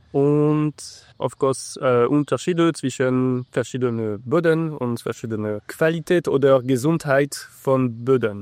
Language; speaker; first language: German; non-native, learner; English